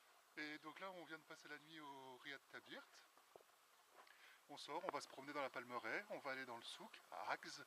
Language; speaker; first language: French; native; French